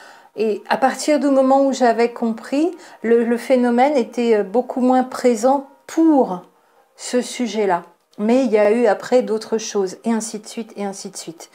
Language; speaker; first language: French; native; French